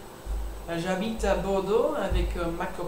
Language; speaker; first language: French; non-native, learner; English